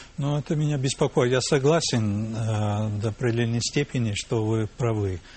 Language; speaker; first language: Russian; non-native, fluent; English